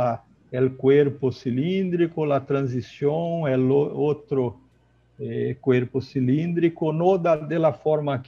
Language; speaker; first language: Spanish; non-native, learner; Portuguese